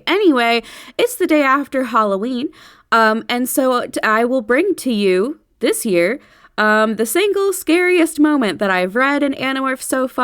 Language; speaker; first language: English; native; English